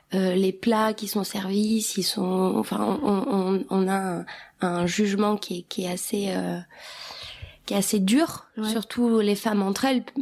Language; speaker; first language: French; early bilingual, other home language; Albanian